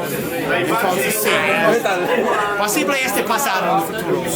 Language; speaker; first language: Spanish; non-native, learner; English